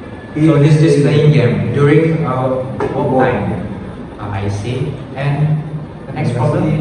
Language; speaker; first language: English; non-native, fluent; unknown